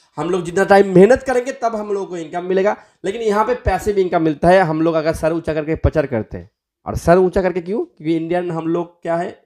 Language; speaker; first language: Hindi; non-native, local second language; Bangla